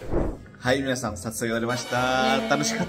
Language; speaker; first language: Japanese; non-native, fluent; Indonesian